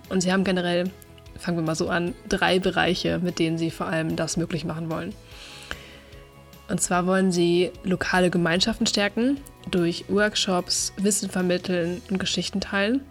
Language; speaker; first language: German; native; German